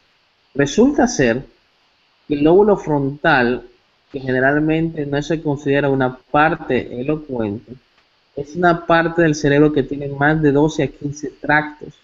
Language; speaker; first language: Spanish; native; Spanish